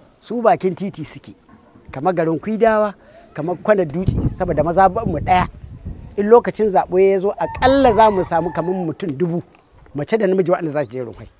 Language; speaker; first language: Hausa; native; Hausa